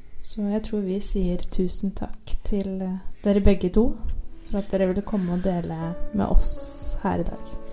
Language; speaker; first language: Norwegian; native; Norwegian